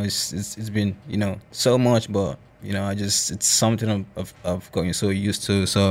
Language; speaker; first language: English; non-native, local second language; Esan